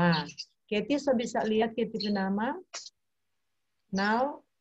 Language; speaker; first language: English; non-native, fluent; Indonesian